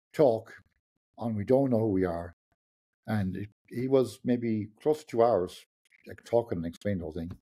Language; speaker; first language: English; non-native, local second language; Irish